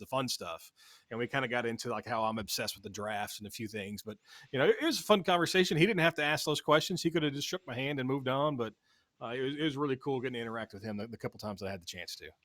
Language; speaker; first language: English; native; English